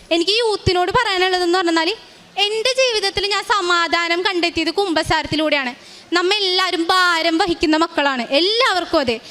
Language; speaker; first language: Malayalam; native; Malayalam